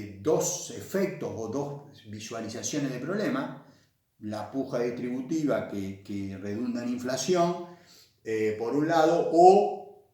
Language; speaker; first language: Spanish; native; Spanish